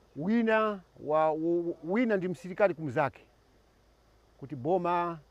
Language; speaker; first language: Nyanja; non-native, local second language; Tumbuka